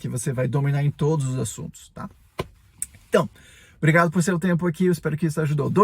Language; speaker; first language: Portuguese; non-native, fluent; English